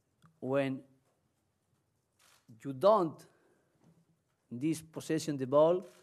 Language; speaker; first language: English; non-native, learner; Spanish